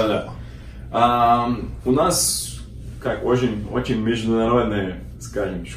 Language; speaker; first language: Russian; non-native, learner; Portuguese